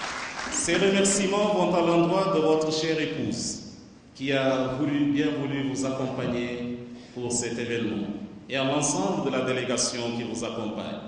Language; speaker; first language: French; non-native, local second language; Jola-Fonyi